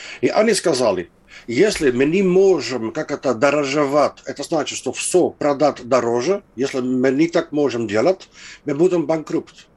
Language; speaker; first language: Russian; non-native, fluent; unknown